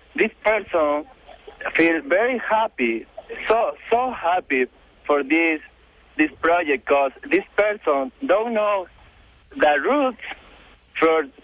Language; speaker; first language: English; non-native, learner; Spanish